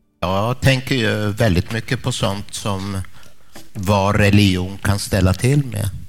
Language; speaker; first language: Swedish; early bilingual, other home language; Polish